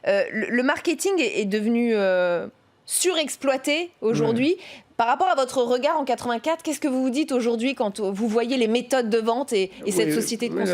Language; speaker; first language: French; native; French